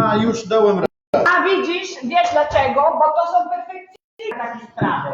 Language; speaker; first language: Polish; non-native, learner; Italian